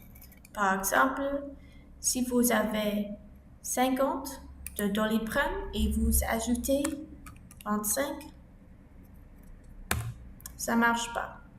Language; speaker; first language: French; non-native, learner; English